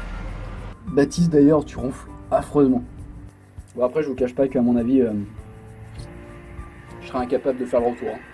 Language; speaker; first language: French; native; French